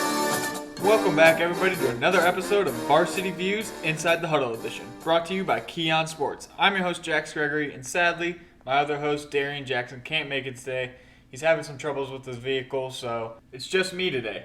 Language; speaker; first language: English; native; English